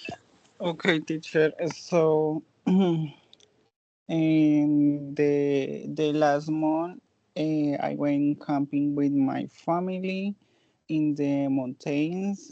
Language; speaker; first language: English; non-native, learner; Spanish